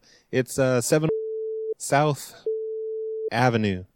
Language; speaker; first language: English; native; English